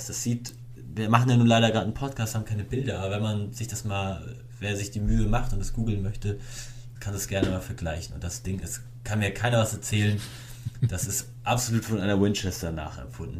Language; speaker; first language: German; native; German